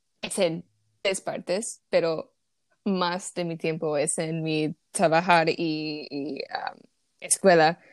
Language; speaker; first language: Spanish; non-native, learner; English